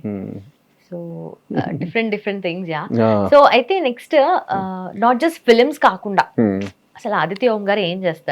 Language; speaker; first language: Telugu; native; Telugu